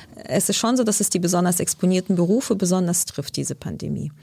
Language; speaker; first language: German; early bilingual, other home language; Lithuanian